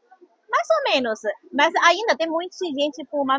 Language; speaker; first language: Portuguese; non-native, fluent; Chinese